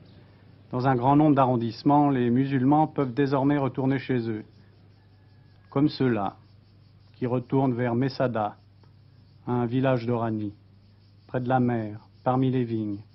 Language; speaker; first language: French; native; French